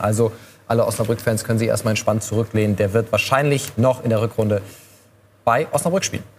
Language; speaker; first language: German; native; German